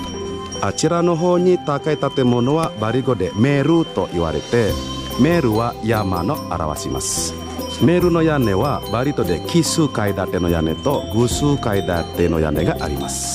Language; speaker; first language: Japanese; non-native, learner; Indonesian